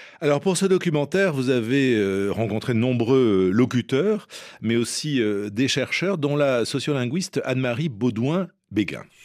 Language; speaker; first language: French; native; French